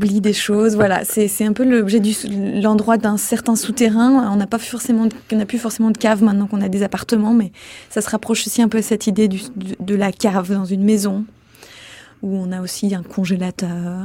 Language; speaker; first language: French; native; French